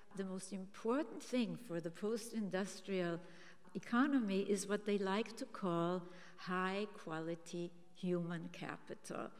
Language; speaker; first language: English; early bilingual, other home language; German